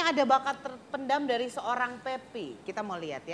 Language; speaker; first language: Indonesian; native; Indonesian